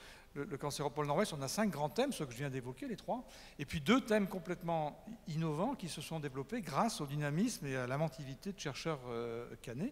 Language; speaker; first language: French; native; French